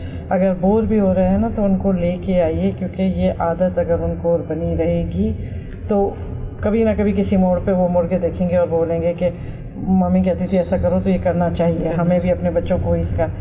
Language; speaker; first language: Urdu; native; Urdu